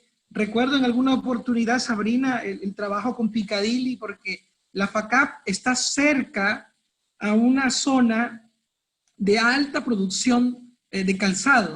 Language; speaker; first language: Spanish; native; Spanish